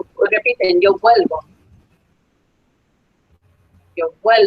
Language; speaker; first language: Spanish; non-native, fluent; English